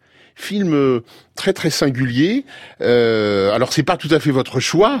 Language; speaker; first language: French; native; French